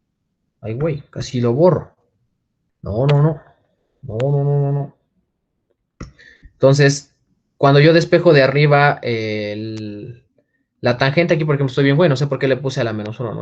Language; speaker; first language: Spanish; native; Spanish